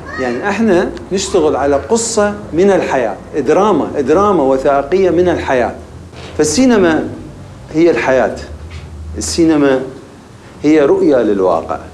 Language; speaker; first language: Arabic; native; Arabic